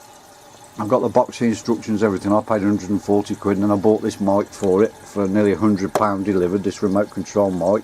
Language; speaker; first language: English; native; English